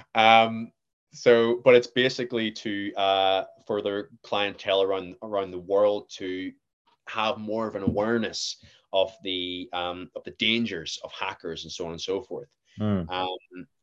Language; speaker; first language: English; native; English